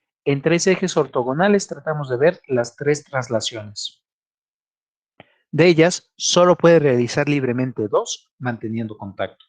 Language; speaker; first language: Spanish; native; Spanish